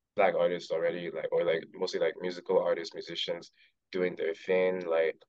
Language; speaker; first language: English; non-native, local second language; Yoruba